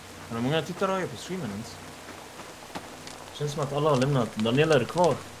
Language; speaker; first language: Swedish; native; Swedish